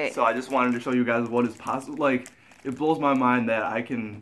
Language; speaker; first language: English; native; English